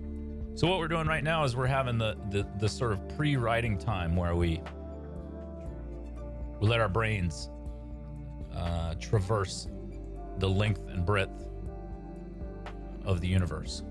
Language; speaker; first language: English; native; English